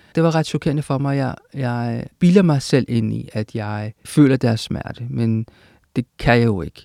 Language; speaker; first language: Danish; native; Danish